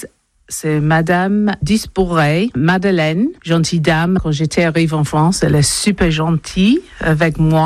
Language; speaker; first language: French; non-native, learner; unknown